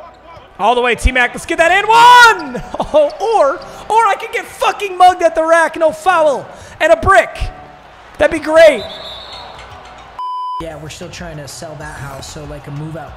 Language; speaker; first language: English; native; English